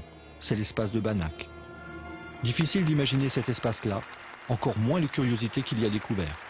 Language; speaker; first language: French; native; French